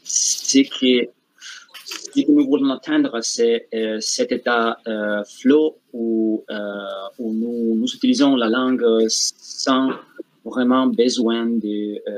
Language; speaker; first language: French; non-native, fluent; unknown